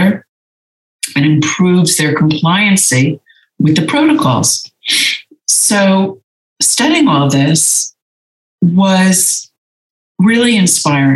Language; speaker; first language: English; native; English